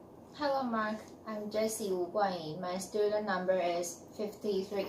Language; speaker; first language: English; non-native, learner; Chinese